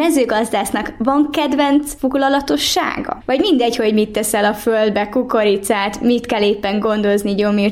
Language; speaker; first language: Hungarian; native; Hungarian